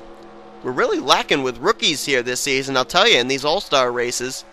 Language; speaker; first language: English; native; English